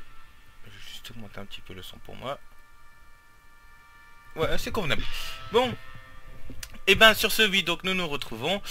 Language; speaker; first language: French; native; French